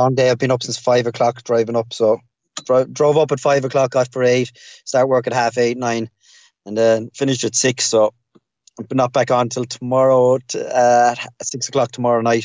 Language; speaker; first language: English; native; English